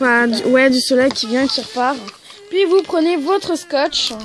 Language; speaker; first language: French; native; French